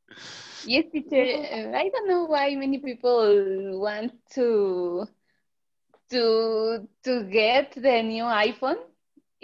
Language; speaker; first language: English; non-native, learner; Spanish